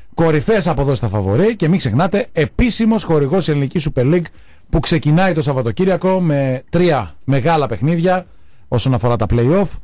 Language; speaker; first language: Greek; native; Greek